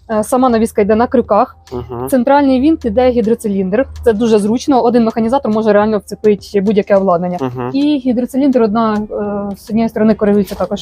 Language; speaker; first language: Ukrainian; native; Ukrainian